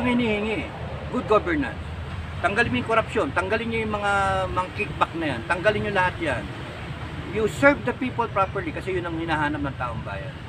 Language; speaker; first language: Filipino; native; Filipino